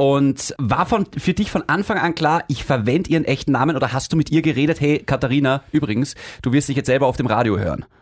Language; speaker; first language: German; native; German